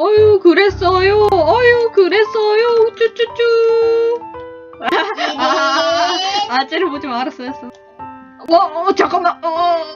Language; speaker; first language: Korean; native; Korean